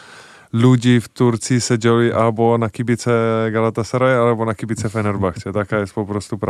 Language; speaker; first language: Polish; non-native, fluent; Czech